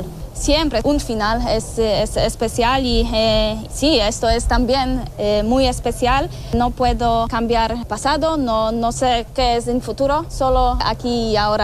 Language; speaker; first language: Spanish; non-native, learner; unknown